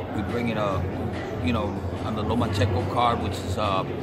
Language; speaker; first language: English; native; English